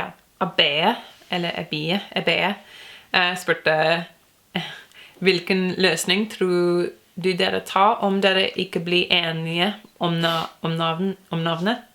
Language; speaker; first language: Norwegian; non-native, learner; English